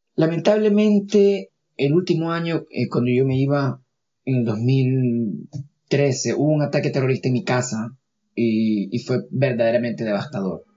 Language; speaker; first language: Spanish; native; Spanish